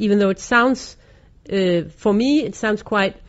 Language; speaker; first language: English; non-native, fluent; Danish